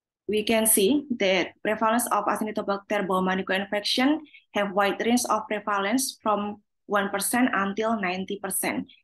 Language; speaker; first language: English; non-native, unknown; Indonesian